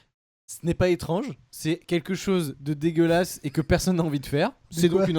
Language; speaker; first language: French; native; French